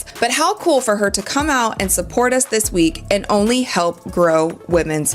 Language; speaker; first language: English; native; English